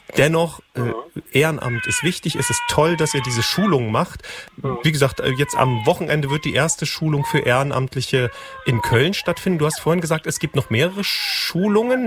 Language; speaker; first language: German; native; German